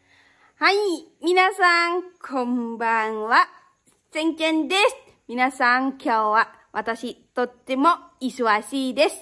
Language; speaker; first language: Japanese; non-native, learner; Lao